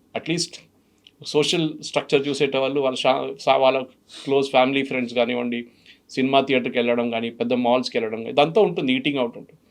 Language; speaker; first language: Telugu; non-native, fluent; Malayalam